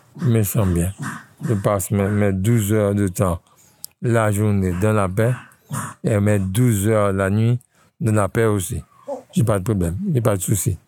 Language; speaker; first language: French; non-native, local second language; Haitian Creole